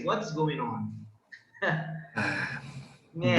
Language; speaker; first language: English; non-native, fluent; Portuguese